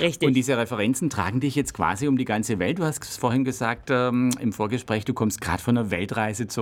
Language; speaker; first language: German; native; German